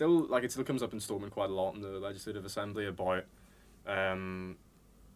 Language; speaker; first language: English; native; English